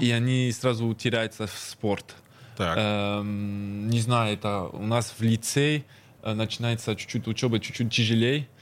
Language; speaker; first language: Russian; early bilingual, heritage; Russian